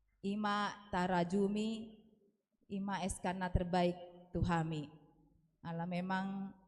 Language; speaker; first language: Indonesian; non-native, local second language; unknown